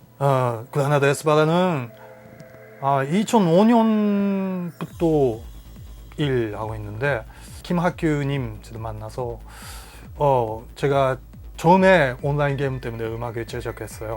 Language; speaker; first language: Korean; non-native, learner; Japanese